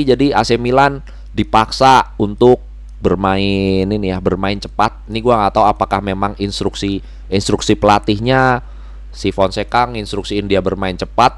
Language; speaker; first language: Indonesian; native; Indonesian